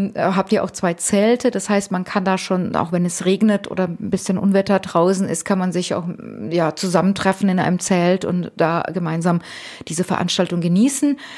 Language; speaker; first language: German; native; German